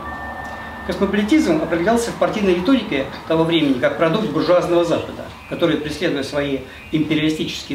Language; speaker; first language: Russian; native; Russian